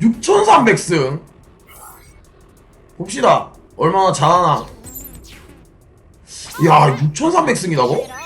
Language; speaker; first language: Korean; native; Korean